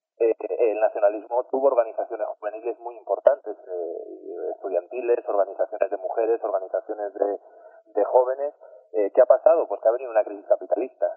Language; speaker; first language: Spanish; native; Spanish